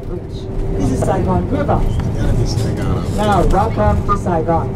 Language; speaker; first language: English; non-native, learner; Vietnamese